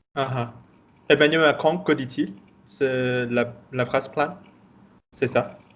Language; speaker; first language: French; non-native, fluent; Vietnamese